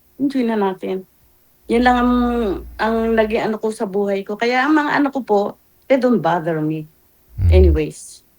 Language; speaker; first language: Filipino; native; Filipino